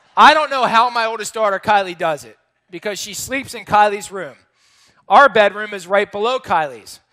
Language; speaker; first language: English; native; English